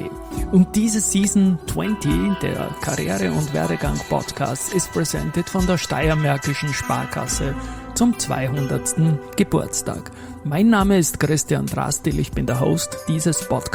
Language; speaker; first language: German; native; German